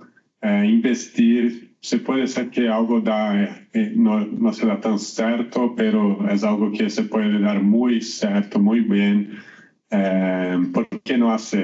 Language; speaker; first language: Spanish; non-native, learner; Portuguese